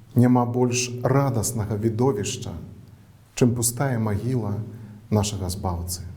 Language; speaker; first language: Belarusian; native; Belarusian